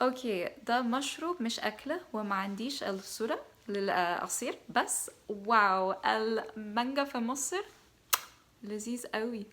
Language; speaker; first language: Arabic; non-native, fluent; English